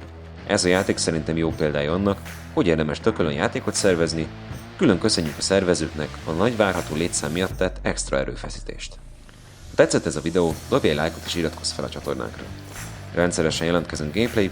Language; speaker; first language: Hungarian; native; Hungarian